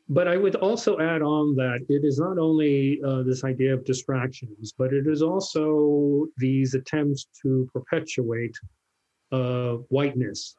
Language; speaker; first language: English; native; English